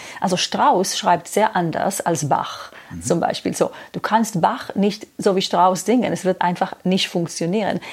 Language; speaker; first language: German; non-native, fluent; Hebrew